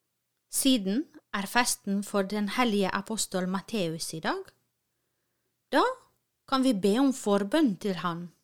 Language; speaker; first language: Norwegian; non-native, fluent; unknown